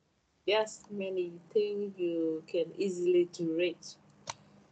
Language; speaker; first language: English; non-native, learner; Thai